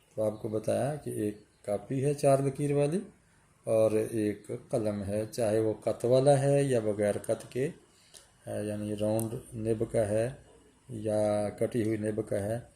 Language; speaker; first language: Urdu; native; Urdu